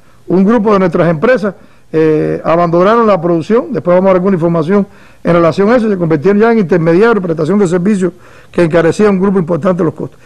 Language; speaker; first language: Spanish; native; Spanish